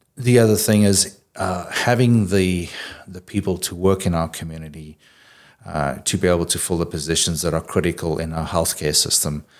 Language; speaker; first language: English; native; English